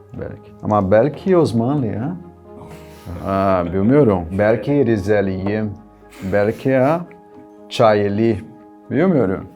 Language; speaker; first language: Turkish; non-native, learner; Portuguese